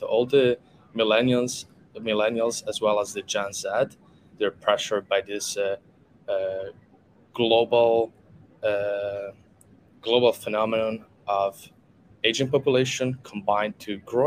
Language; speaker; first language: English; non-native, fluent; Italian